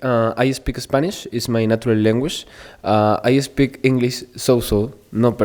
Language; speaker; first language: English; non-native, learner; Spanish